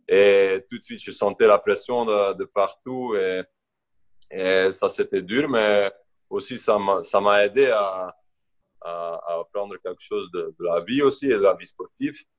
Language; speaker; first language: French; non-native, local second language; Dutch